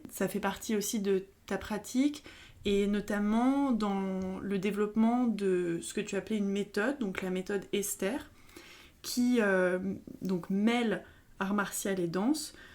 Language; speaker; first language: French; native; French